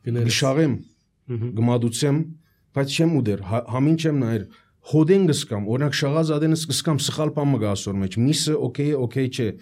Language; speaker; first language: Armenian; native; Armenian